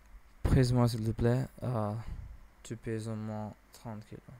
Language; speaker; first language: French; non-native, learner; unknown